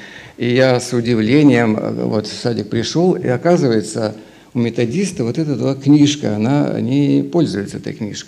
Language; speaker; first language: Russian; native; Russian